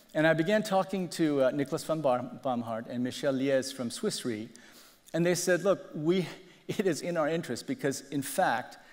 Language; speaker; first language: English; native; English